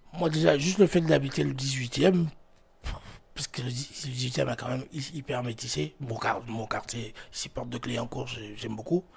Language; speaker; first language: French; non-native, local second language; Fon